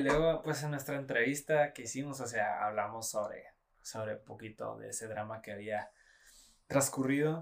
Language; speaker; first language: Spanish; native; Spanish